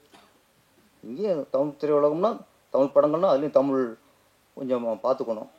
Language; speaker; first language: Tamil; native; Tamil